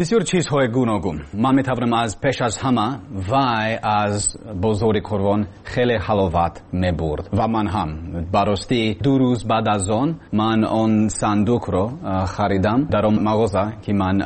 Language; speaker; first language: Persian; non-native, learner; English